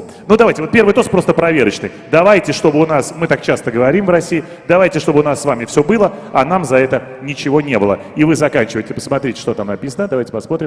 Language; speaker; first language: Russian; native; Russian